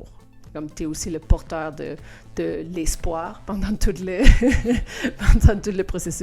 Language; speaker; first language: French; non-native, fluent; Danish